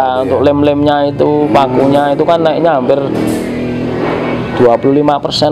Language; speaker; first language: Indonesian; native; Indonesian